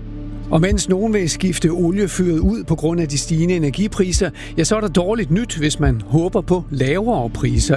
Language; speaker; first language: Danish; native; Danish